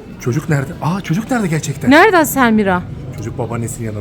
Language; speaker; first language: Turkish; native; Turkish